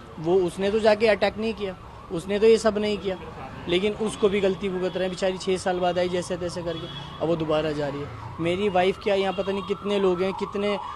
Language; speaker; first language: Hindi; native; Hindi